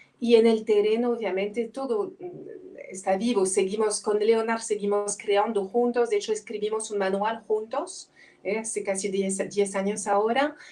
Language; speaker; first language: Spanish; non-native, fluent; French